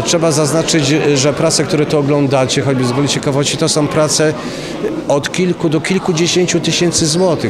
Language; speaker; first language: Polish; native; Polish